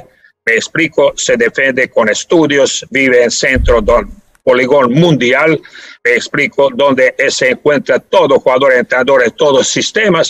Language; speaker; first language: Spanish; non-native, fluent; Serbian